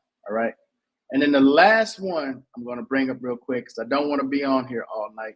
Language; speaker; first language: English; native; English